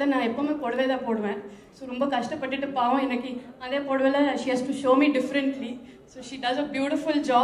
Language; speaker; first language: Tamil; non-native, fluent; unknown